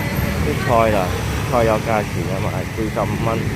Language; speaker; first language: Chinese; early bilingual, heritage; Cantonese